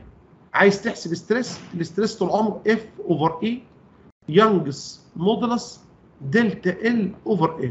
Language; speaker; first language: Arabic; native; Arabic